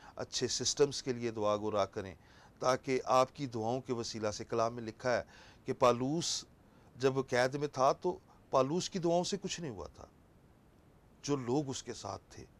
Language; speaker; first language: Urdu; non-native, local second language; Punjabi